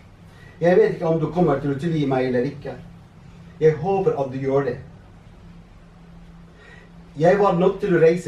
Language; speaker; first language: Norwegian; non-native, fluent; Arabic